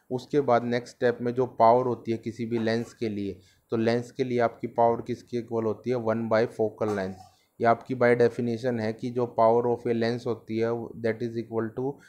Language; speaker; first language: Hindi; native; Hindi